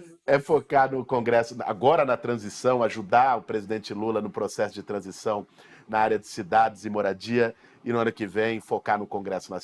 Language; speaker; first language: Portuguese; native; Portuguese